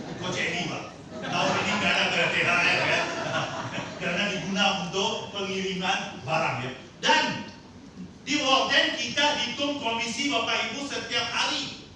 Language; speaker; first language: Indonesian; non-native, fluent; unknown